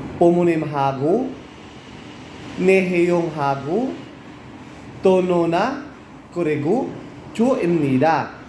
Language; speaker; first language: Korean; non-native, learner; Filipino